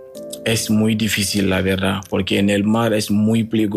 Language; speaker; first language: Spanish; non-native, learner; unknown